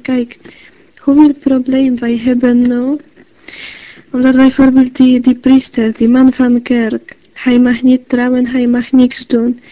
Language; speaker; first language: Dutch; non-native, learner; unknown